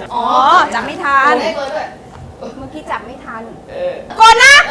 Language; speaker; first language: Thai; non-native, fluent; Korean